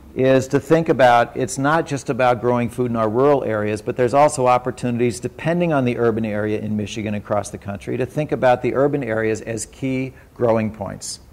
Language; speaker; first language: English; native; English